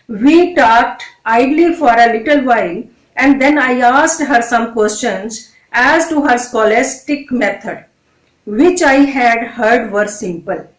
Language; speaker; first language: English; non-native, local second language; Punjabi